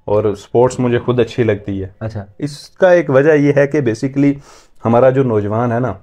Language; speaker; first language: Hindi; native; Hindi